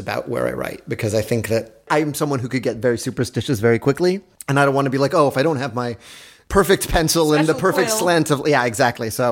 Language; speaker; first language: English; native; English